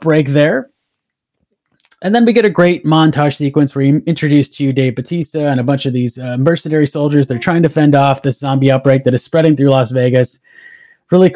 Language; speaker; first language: English; native; English